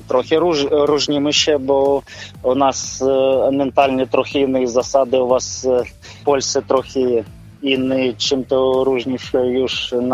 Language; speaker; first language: Polish; non-native, learner; Ukrainian